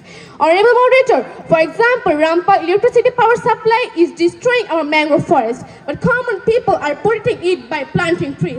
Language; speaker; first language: English; non-native, learner; Bangla